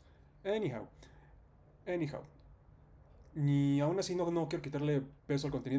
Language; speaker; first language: Spanish; native; Spanish